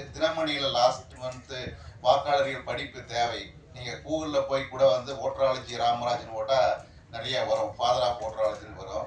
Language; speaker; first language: Tamil; native; Tamil